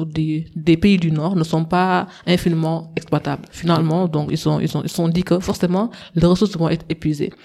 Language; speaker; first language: French; non-native, local second language; Wolof